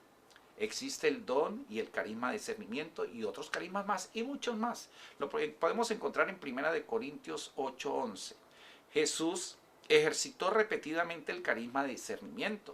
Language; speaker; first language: Spanish; native; Spanish